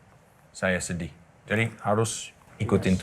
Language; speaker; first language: Indonesian; non-native, learner; English